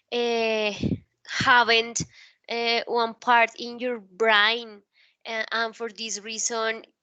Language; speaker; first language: English; non-native, learner; Spanish